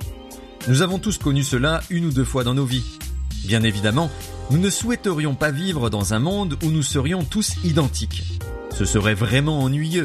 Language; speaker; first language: French; native; French